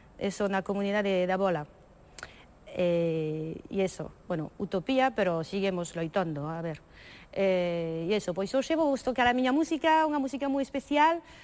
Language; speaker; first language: Galician; early bilingual, other home language; French